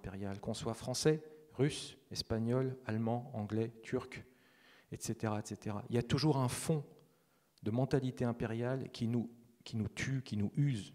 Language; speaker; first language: French; native; French